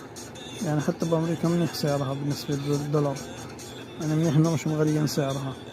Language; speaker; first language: Arabic; native; Arabic